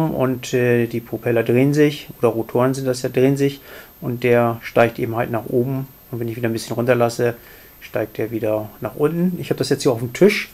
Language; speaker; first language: German; native; German